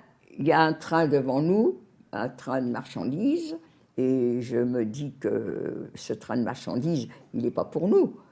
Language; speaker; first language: French; native; French